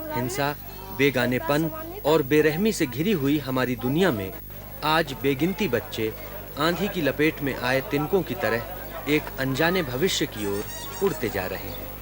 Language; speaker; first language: Hindi; native; Hindi